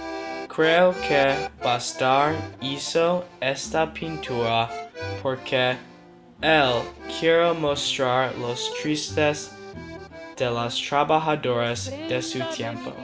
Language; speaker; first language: Spanish; non-native, learner; English